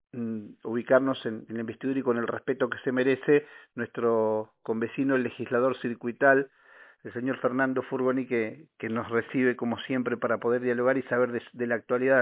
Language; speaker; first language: Spanish; native; Spanish